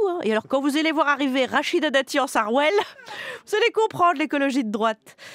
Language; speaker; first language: French; native; French